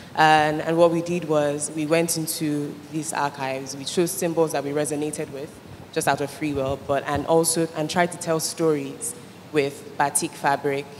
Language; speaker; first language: English; non-native, local second language; Igbo